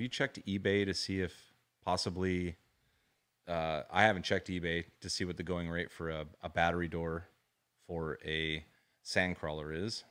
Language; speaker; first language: English; native; English